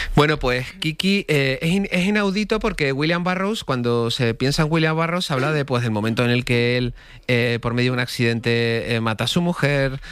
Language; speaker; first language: Spanish; native; Spanish